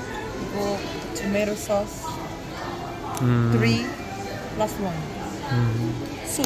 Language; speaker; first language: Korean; non-native, learner; Arabic